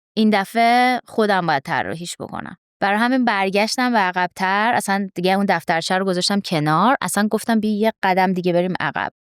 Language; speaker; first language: Persian; native; Persian